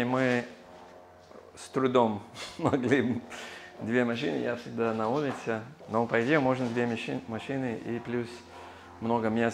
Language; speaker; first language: Russian; non-native, learner; English